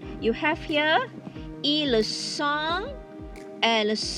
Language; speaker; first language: French; non-native, learner; Malay